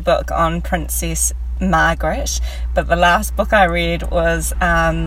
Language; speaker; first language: English; native; English